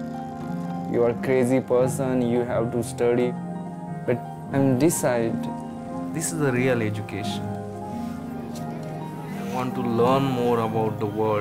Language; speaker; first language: English; non-native, local second language; Marathi